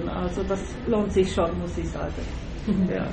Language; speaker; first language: German; non-native, fluent; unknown